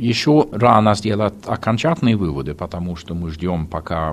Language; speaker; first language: Russian; non-native, fluent; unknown